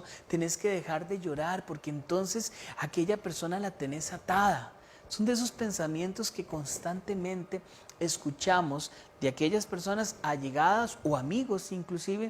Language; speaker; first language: Spanish; native; Spanish